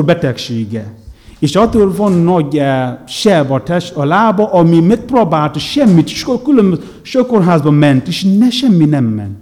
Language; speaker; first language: Hungarian; non-native, learner; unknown